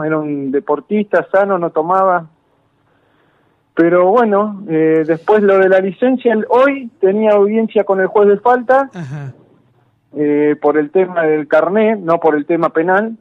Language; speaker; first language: Spanish; native; Spanish